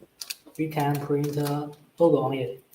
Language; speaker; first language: English; non-native, learner; Chinese